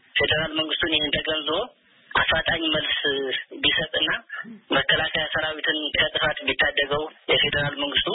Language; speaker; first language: Amharic; native; Amharic